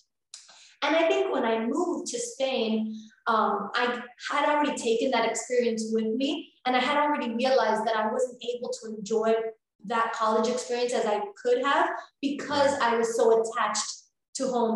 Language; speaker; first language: English; early bilingual, other home language; Spanish